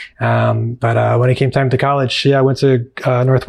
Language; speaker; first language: English; native; English